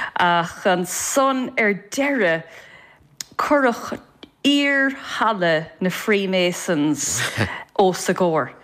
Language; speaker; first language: Irish; native; Irish